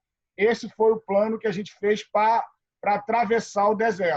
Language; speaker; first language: Portuguese; native; Portuguese